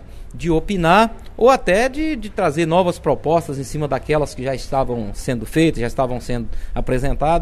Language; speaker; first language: Portuguese; native; Portuguese